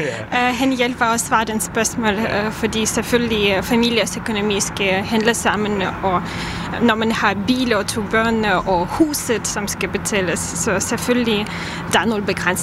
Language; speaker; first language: Danish; non-native, learner; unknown